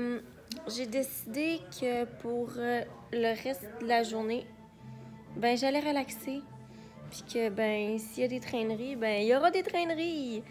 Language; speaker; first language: French; native; French